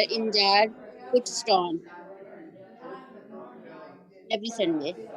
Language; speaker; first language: English; non-native, learner; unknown